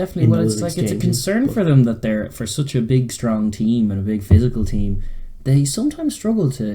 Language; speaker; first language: English; native; English